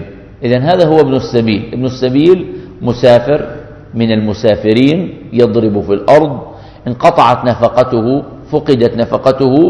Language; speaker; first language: Arabic; native; Arabic